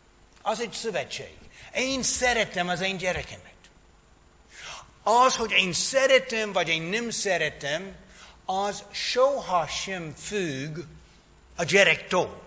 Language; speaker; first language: Hungarian; non-native, fluent; English